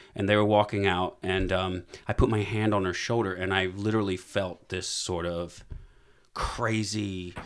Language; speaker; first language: English; native; English